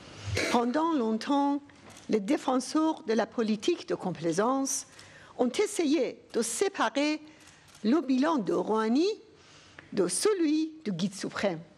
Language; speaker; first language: French; non-native, fluent; Persian